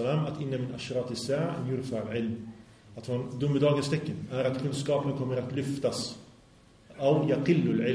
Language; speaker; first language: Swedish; early bilingual, other home language; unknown